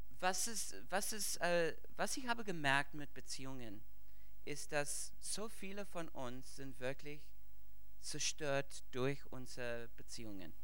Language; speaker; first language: German; non-native, fluent; English